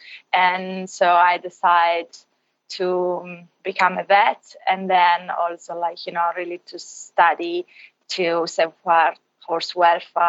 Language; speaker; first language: English; non-native, fluent; Italian